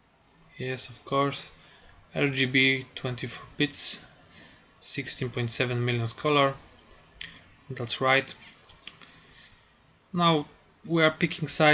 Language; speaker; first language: English; non-native, fluent; Polish